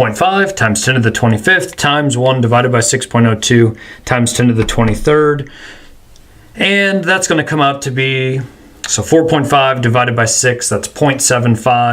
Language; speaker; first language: English; native; English